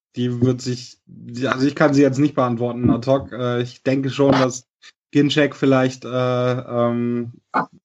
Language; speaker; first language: German; native; German